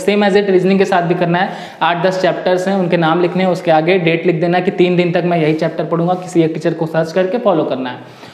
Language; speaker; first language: Hindi; native; Hindi